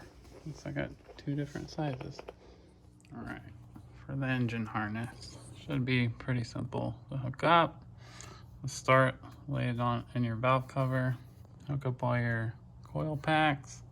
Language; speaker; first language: English; native; English